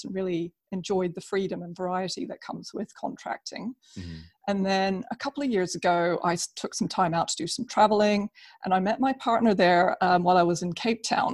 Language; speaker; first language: English; native; English